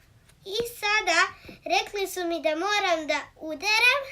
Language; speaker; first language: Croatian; early bilingual, heritage; Croatian